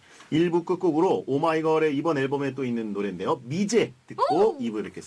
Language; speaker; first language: Korean; native; Korean